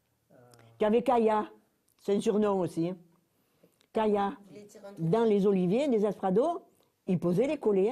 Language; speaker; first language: French; native; French